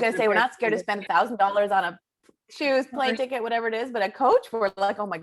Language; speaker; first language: English; native; English